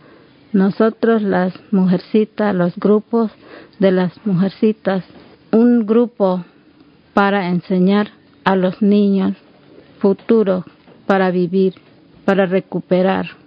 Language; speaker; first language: Spanish; non-native, local second language; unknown